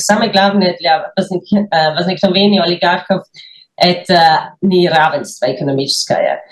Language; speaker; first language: Russian; non-native, fluent; German